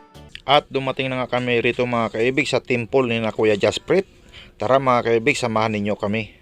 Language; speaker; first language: Filipino; native; Filipino